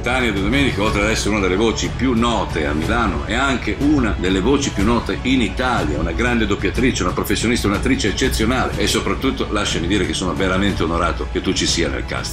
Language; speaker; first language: Italian; native; Italian